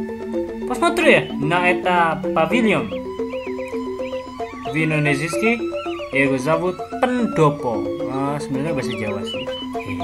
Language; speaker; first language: Russian; non-native, learner; Indonesian